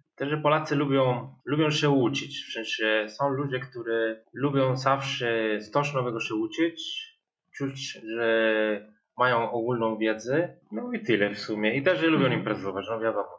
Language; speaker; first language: Polish; non-native, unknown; Spanish